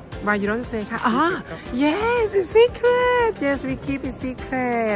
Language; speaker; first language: English; non-native, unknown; Thai